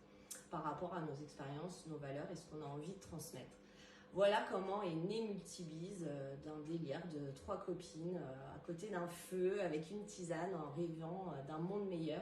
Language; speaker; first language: French; native; French